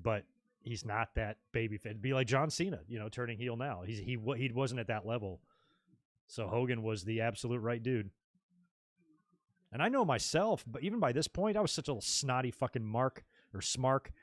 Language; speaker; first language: English; native; English